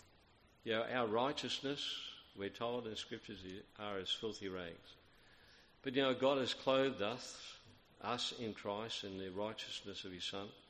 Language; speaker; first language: English; native; English